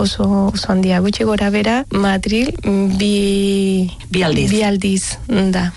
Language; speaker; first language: Basque; non-native, learner; Spanish